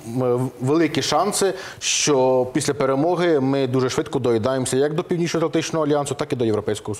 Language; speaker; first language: Ukrainian; native; Ukrainian